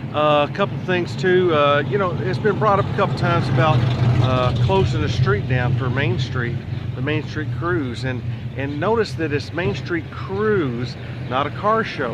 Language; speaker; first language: English; native; English